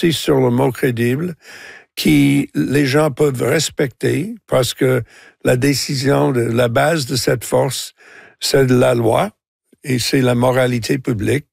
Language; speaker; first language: French; non-native, local second language; English